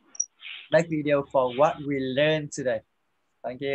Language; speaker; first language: English; non-native, fluent; Vietnamese